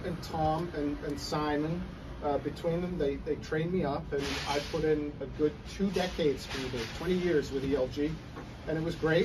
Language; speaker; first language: English; native; English